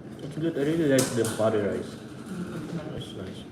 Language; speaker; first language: English; non-native, local second language; Filipino